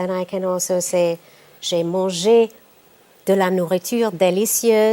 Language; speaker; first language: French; non-native, fluent; English